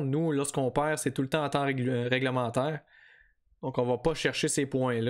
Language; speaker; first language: French; native; French